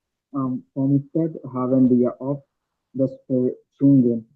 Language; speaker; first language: German; non-native, learner; Bangla